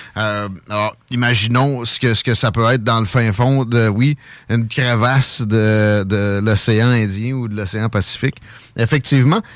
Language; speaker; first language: French; native; French